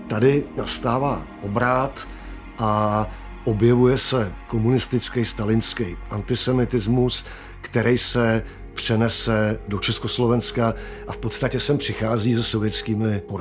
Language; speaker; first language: Czech; native; Czech